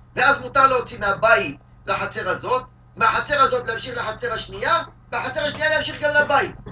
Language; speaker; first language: Hebrew; native; Hebrew